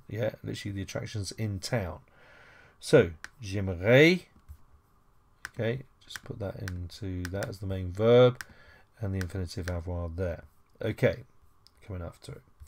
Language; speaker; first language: English; native; English